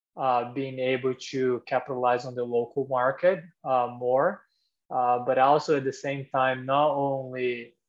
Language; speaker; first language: English; non-native, fluent; Portuguese